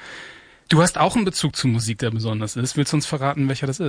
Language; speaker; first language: German; native; German